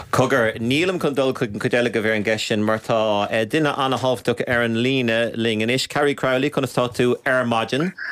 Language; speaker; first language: Irish; native; Irish